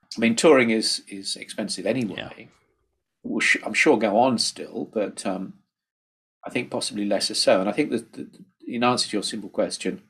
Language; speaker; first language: English; native; English